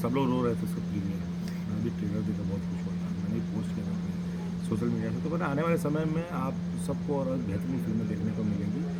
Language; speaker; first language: Hindi; native; Hindi